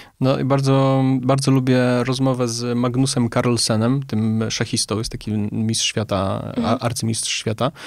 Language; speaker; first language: Polish; native; Polish